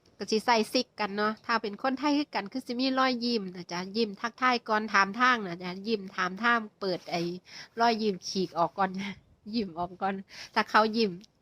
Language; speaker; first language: Thai; native; Thai